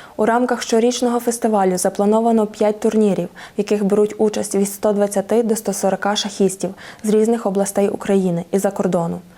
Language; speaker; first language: Ukrainian; native; Ukrainian